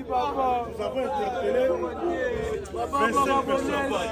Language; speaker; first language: French; non-native, local second language; Lingala